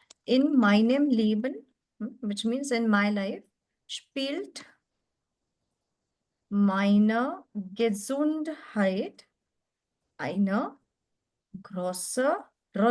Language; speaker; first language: German; non-native, local second language; Marathi